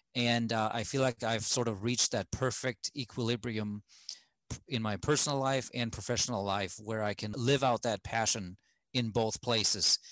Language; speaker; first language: English; non-native, fluent; German